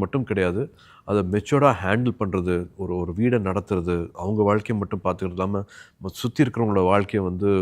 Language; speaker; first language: Tamil; native; Tamil